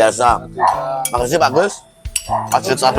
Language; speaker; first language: Indonesian; non-native, local second language; Balinese